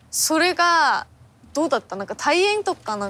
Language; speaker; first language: Japanese; non-native, fluent; Korean